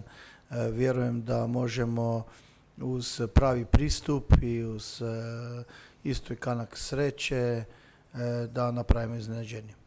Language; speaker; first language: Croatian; non-native, fluent; Slovenian